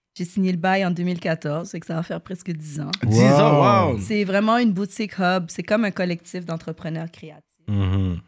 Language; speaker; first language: French; native; French